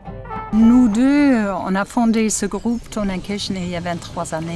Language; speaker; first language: French; non-native, fluent; German